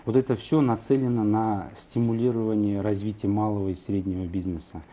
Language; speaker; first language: Russian; non-native, local second language; Kazakh